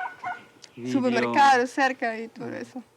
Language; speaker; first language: Spanish; non-native, fluent; German